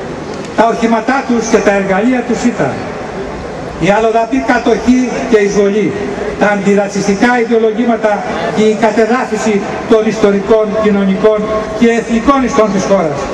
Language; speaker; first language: Greek; native; Greek